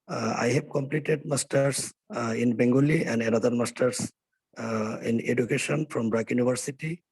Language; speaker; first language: English; non-native, learner; Bangla